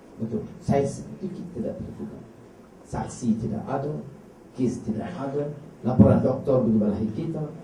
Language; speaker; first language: Malay; native; Malay